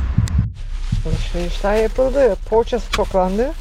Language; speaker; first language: Turkish; native; Turkish